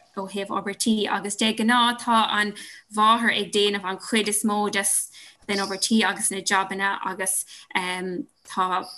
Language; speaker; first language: Irish; non-native, local second language; English